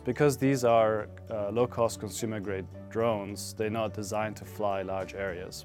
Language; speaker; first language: English; non-native, fluent; German